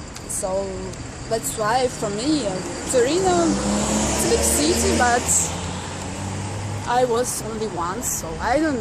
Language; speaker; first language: English; non-native, learner; Russian